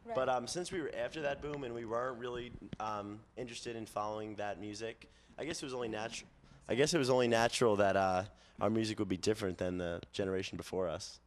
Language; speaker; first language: English; native; English